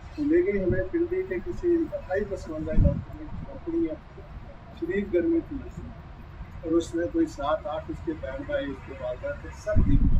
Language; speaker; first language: Urdu; native; Urdu